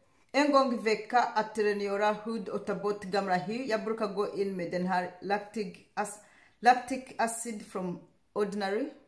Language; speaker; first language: Swedish; non-native, learner; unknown